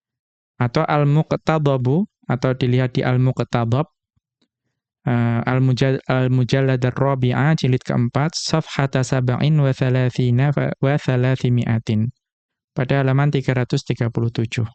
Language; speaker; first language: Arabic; non-native, fluent; Indonesian